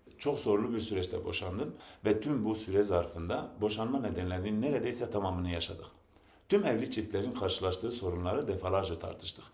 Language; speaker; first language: Turkish; non-native, local second language; Zaza